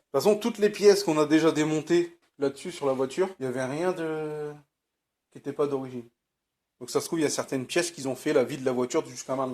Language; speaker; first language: French; native; French